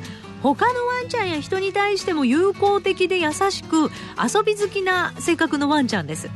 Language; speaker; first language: Japanese; native; Japanese